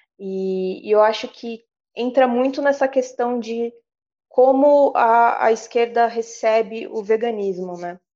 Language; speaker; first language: Portuguese; native; Portuguese